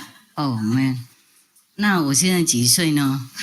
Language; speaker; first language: Chinese; non-native, fluent; Vietnamese